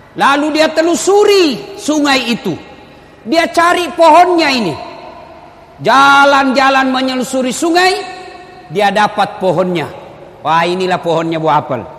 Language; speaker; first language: Indonesian; non-native, local second language; Buginese